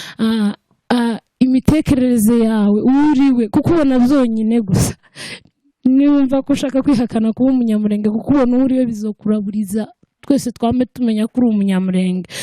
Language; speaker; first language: Kinyarwanda; early bilingual, heritage; Kinyarwanda